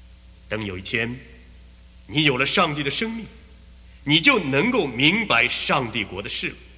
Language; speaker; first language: Chinese; native; Chinese